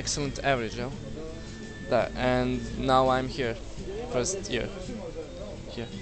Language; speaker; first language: English; non-native, learner; Serbian